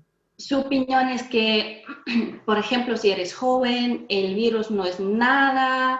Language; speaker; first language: Spanish; non-native, fluent; German